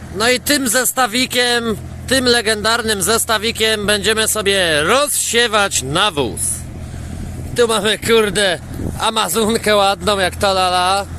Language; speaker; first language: Polish; native; Polish